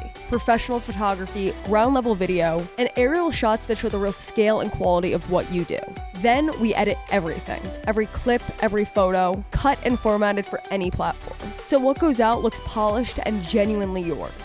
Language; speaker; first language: English; native; English